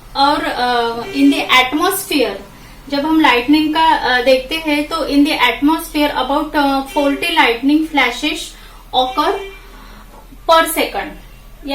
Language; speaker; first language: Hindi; non-native, local second language; Marathi